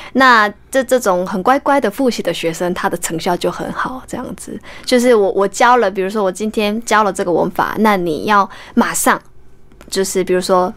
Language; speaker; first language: Chinese; non-native, fluent; Korean